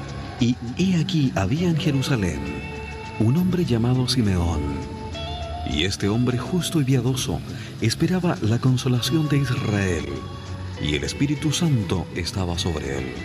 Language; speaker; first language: Spanish; native; Spanish